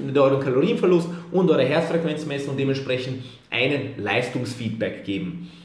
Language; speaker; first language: German; early bilingual, other home language; Serbian